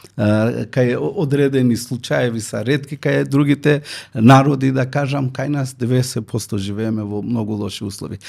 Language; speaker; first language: Macedonian; non-native, local second language; Romany